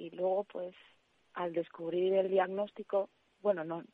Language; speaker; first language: Spanish; native; Spanish